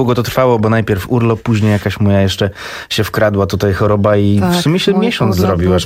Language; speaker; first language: Polish; native; Polish